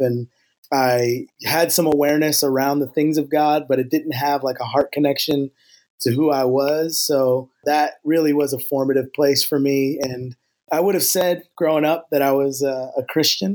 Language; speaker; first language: English; native; English